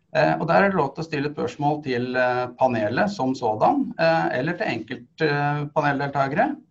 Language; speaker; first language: Norwegian; native; Norwegian